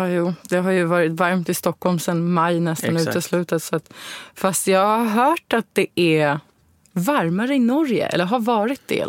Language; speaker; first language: Swedish; native; Swedish